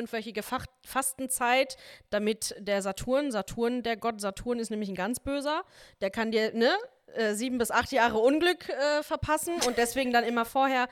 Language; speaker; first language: German; native; German